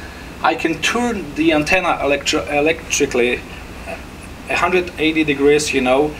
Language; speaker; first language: English; non-native, fluent; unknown